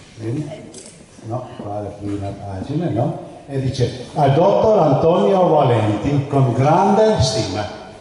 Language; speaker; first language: Italian; non-native, fluent; Hungarian